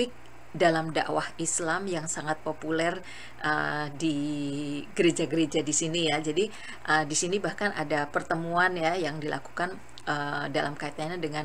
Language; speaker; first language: Indonesian; native; Indonesian